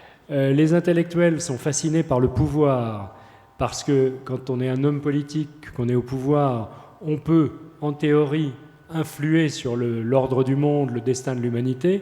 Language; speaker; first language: French; native; French